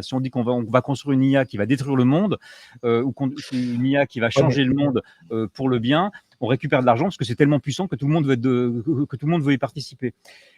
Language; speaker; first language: French; native; French